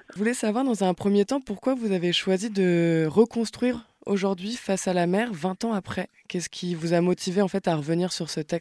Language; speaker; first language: French; native; French